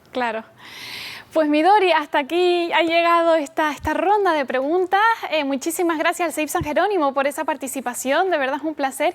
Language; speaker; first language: Spanish; native; Spanish